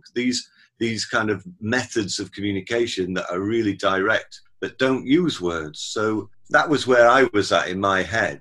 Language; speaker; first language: English; native; English